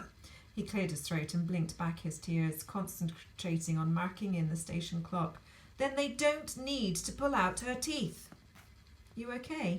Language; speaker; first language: English; native; English